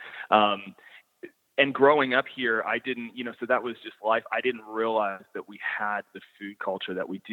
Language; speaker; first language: English; native; English